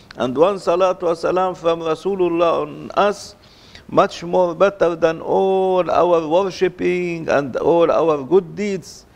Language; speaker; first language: English; non-native, fluent; Arabic